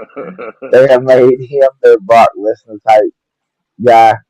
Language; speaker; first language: English; native; English